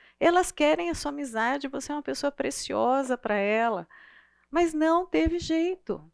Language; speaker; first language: Portuguese; native; Portuguese